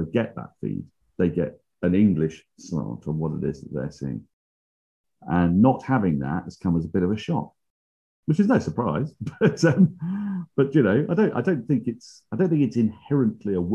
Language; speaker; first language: English; native; English